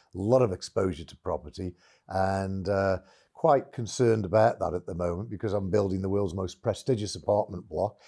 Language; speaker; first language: English; native; English